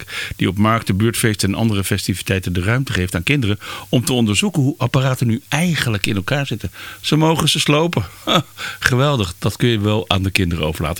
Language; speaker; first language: Dutch; native; Dutch